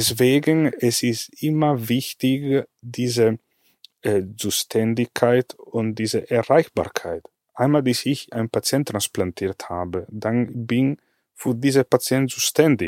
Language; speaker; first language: German; non-native, fluent; Italian